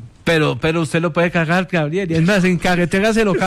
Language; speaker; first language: Spanish; native; Spanish